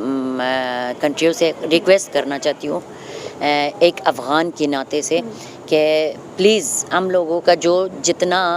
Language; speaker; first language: Hindi; non-native, fluent; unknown